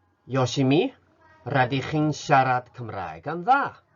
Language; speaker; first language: Welsh; non-native, fluent; Japanese